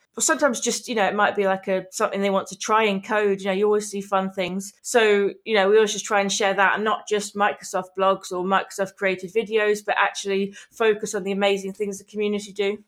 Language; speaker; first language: English; native; English